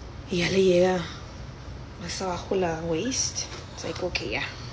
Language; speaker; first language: Spanish; early bilingual, heritage; Spanish